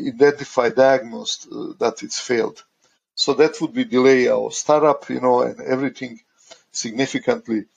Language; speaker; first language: English; non-native, fluent; Croatian